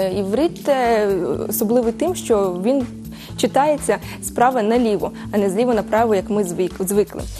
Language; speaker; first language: Ukrainian; early bilingual, heritage; Ukrainian